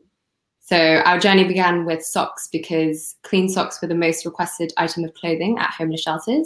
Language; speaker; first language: English; non-native, local second language; Cantonese